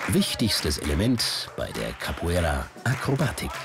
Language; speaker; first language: German; native; German